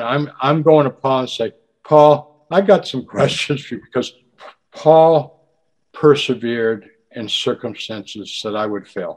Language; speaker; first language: English; native; English